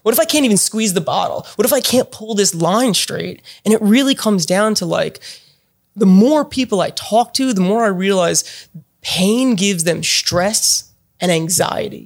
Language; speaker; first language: English; native; English